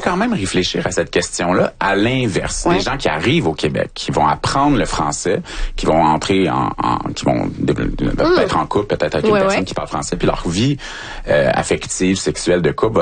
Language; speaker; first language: French; native; French